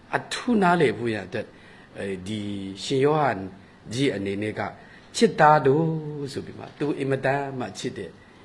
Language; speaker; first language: Burmese; non-native, local second language; Kachin